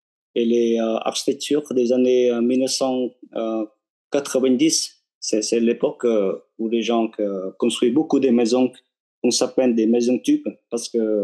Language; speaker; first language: French; non-native, fluent; Vietnamese